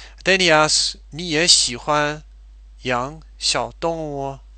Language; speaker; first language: Chinese; non-native, fluent; English